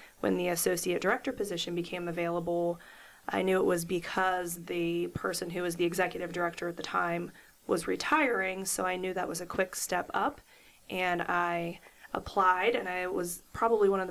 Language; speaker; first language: English; native; English